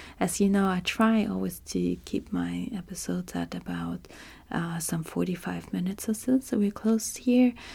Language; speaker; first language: English; non-native, fluent; German